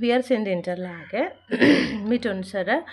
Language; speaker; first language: German; non-native, fluent; Malayalam